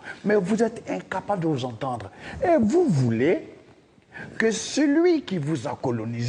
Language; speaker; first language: French; non-native, local second language; Dyula